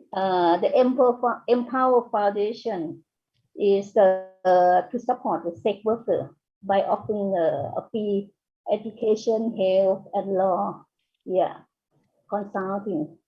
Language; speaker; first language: English; non-native, fluent; Thai